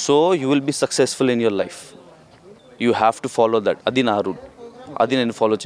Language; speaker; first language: Telugu; non-native, learner; Hindi